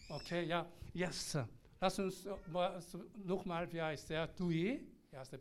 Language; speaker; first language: German; non-native, learner; Korean